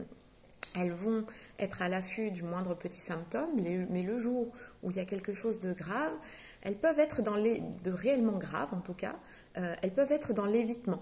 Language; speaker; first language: French; native; French